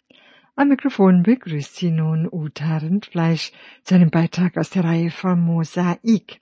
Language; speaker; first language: German; native; German